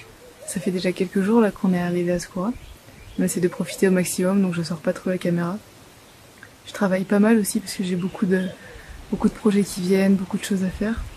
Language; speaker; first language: French; native; French